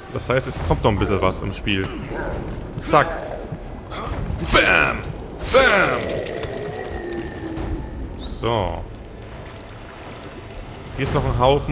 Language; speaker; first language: German; native; German